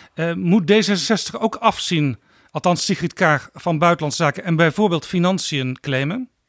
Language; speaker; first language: Dutch; native; Dutch